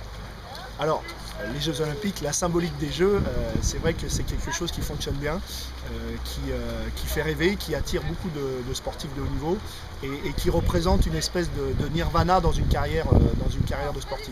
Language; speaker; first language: French; native; French